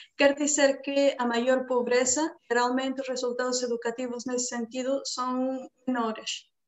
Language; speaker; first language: Portuguese; non-native, fluent; Spanish